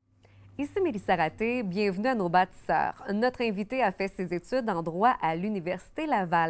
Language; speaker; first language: French; native; French